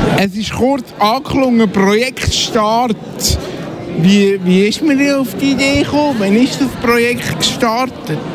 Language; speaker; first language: German; native; German